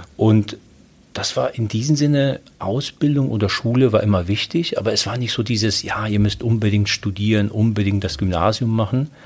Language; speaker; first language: German; early bilingual, other home language; Polish